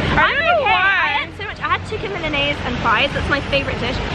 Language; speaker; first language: English; native; English